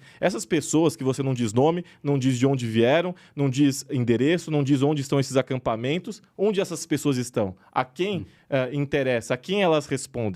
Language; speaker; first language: Portuguese; native; Portuguese